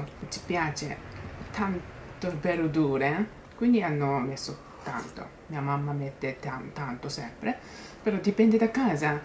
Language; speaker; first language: Italian; non-native, learner; Japanese